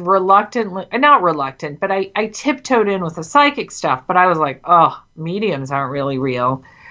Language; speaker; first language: English; native; English